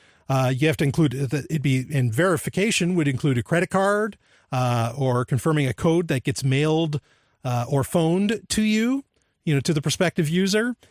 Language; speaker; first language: English; native; English